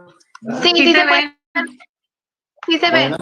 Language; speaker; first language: Spanish; native; Spanish